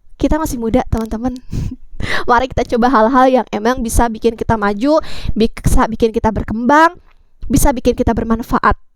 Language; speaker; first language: Indonesian; native; Indonesian